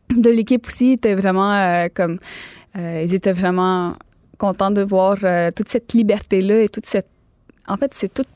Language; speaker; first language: French; native; French